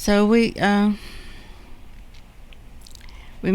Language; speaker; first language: English; native; English